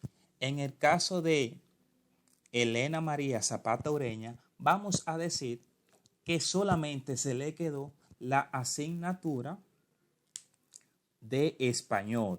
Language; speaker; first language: Spanish; native; Spanish